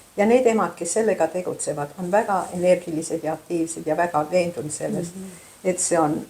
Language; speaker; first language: Estonian; early bilingual, heritage; Estonian